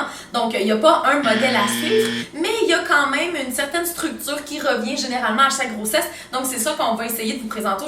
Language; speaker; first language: French; native; French